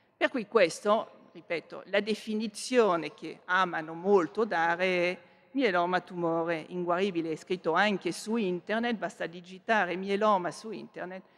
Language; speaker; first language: Italian; non-native, fluent; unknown